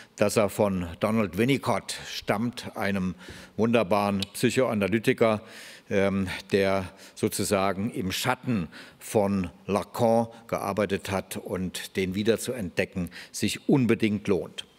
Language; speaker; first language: German; native; German